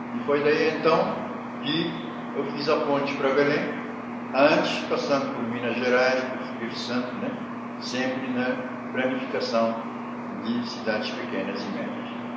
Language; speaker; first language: Portuguese; non-native, local second language; Kabuverdianu